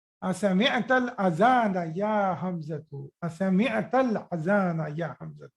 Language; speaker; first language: Arabic; non-native, fluent; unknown